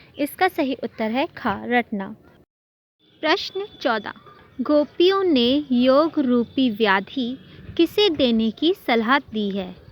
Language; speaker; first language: Hindi; native; Hindi